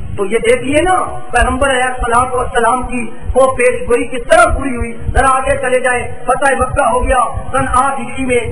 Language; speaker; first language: Urdu; non-native, local second language; Punjabi